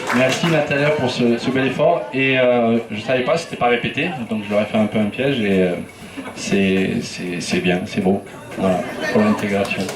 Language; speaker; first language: French; native; French